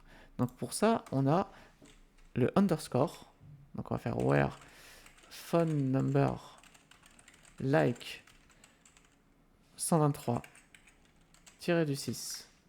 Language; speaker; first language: French; native; French